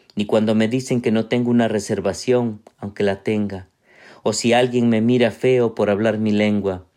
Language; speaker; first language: Spanish; native; Spanish